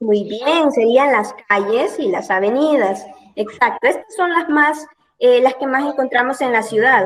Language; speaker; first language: Spanish; native; Spanish